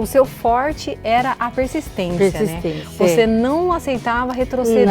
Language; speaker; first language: Portuguese; native; Portuguese